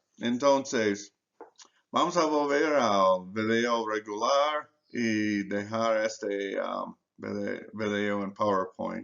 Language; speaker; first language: Spanish; non-native, fluent; English